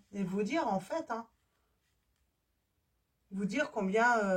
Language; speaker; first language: French; native; French